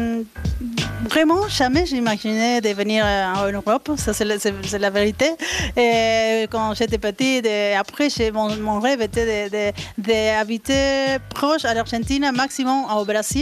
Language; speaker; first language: French; non-native, fluent; Spanish